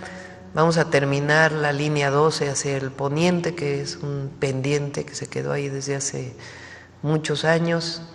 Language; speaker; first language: Spanish; native; Spanish